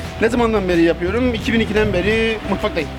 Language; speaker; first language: Turkish; native; Turkish